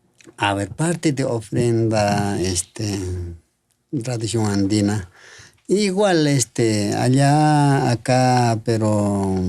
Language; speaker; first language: Spanish; non-native, local second language; Quechua